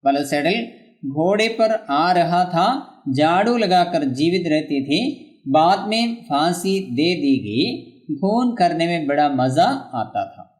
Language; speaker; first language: Hindi; non-native, local second language; Malayalam